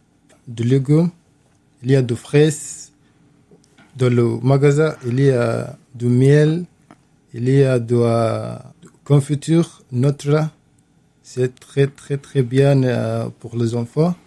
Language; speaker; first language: French; non-native, learner; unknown